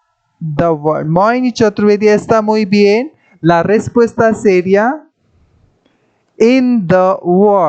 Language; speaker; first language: Spanish; non-native, fluent; Hindi